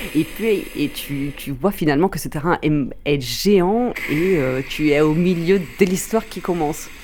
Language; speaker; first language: French; non-native, fluent; Italian